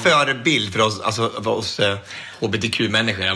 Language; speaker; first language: Swedish; native; Swedish